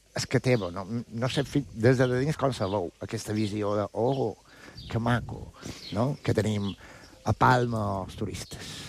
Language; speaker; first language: Catalan; native; Catalan